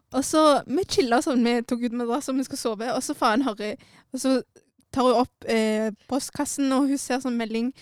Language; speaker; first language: Norwegian; early bilingual, other home language; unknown